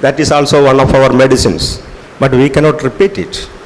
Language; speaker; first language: English; non-native, local second language; Malayalam